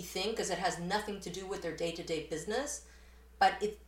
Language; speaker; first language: English; early bilingual, other home language; Spanish